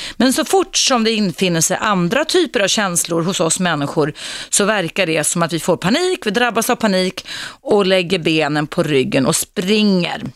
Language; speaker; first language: Swedish; native; Swedish